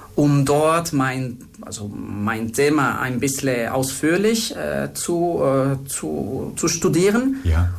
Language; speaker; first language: German; non-native, fluent; Spanish